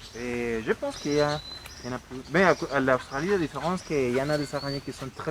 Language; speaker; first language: French; non-native, fluent; Spanish